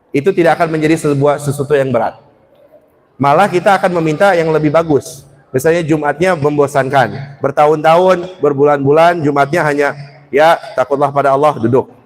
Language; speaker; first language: Indonesian; early bilingual, heritage; Indonesian